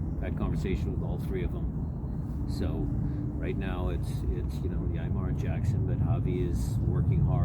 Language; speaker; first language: English; native; English